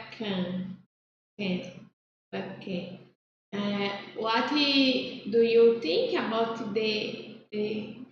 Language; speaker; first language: English; non-native, learner; Portuguese